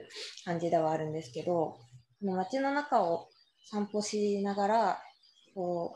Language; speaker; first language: Japanese; native; Japanese